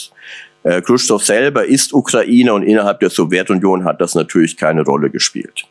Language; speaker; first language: German; native; German